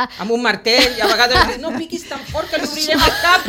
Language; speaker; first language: Catalan; native; Catalan